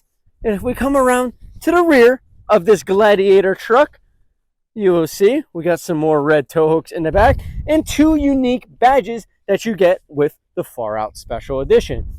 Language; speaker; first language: English; native; English